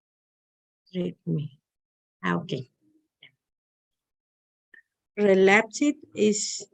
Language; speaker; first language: English; non-native, learner; Spanish